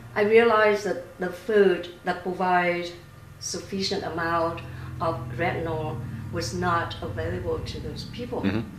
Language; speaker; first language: English; non-native, fluent; Vietnamese